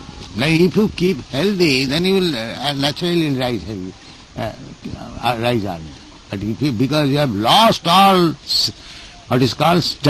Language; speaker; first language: English; non-native, local second language; Bangla